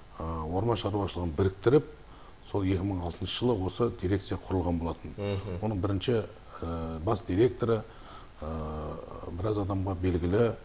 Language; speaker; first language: Kazakh; native; Kazakh